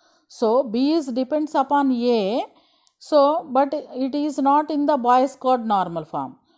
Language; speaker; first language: English; non-native, local second language; Telugu